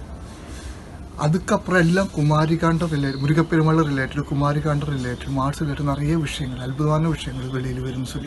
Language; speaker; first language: Tamil; non-native, learner; Malayalam